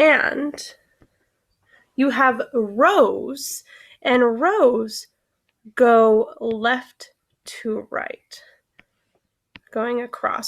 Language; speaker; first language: English; native; English